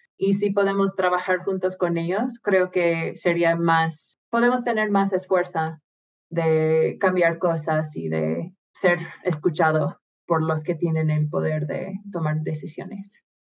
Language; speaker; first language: Spanish; non-native, fluent; English